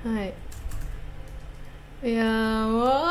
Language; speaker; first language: Japanese; non-native, fluent; English